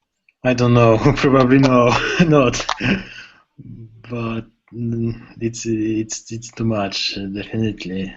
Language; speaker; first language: English; non-native, learner; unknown